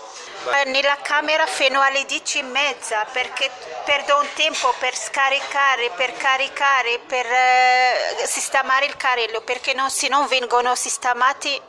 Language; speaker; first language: Italian; non-native, fluent; Arabic